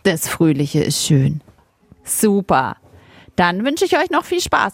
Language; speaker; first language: German; native; German